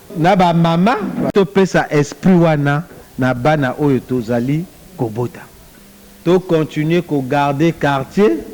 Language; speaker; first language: Lingala; native; Lingala